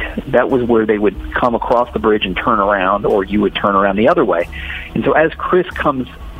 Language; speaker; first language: English; native; English